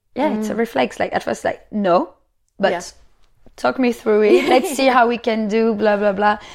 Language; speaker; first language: English; non-native, fluent; French